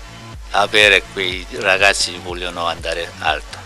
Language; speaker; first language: Italian; non-native, learner; Korean